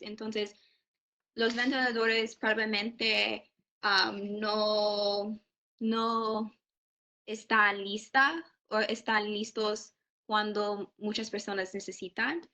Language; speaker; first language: Spanish; non-native, learner; English